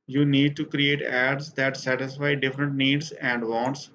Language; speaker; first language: English; non-native, local second language; Punjabi